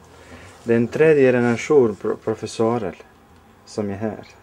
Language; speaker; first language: Swedish; non-native, fluent; Croatian